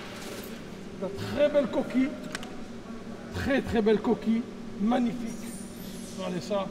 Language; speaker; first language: French; native; French